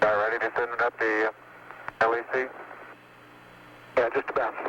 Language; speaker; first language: English; native; English